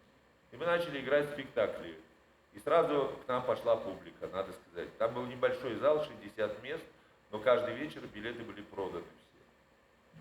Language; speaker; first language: Russian; native; Russian